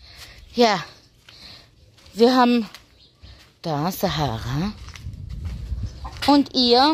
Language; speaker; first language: German; native; German